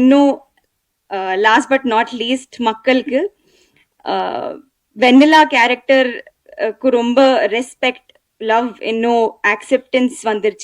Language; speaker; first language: Tamil; non-native, learner; Telugu